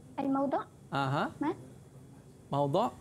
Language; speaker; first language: Arabic; non-native, fluent; Malay